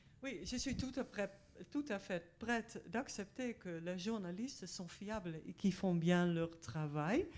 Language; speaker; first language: French; non-native, fluent; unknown